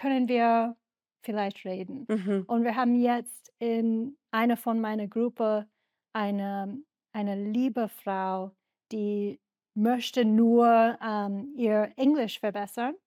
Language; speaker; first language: German; non-native, fluent; English